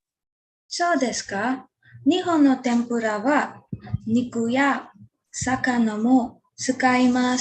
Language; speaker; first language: Japanese; non-native, learner; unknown